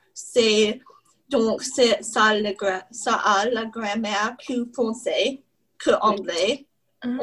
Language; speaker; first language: French; non-native, learner; English